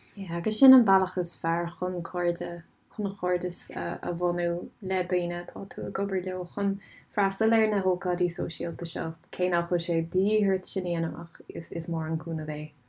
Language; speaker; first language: Irish; non-native, local second language; English